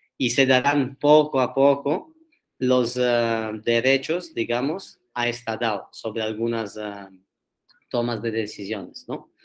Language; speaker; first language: Spanish; non-native, fluent; Italian